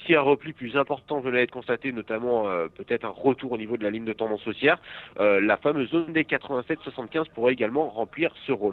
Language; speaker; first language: French; native; French